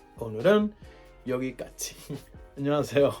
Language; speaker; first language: Korean; non-native, learner; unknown